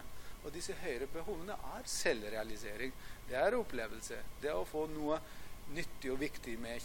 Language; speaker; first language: Norwegian; non-native, fluent; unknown